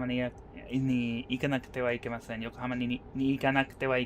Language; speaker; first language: Japanese; non-native, learner; English